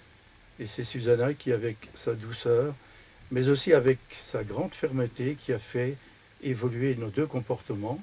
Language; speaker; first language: French; native; French